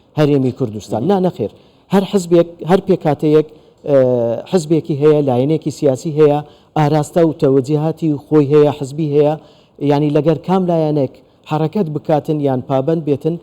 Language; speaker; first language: Central Kurdish; non-native, local second language; Turkish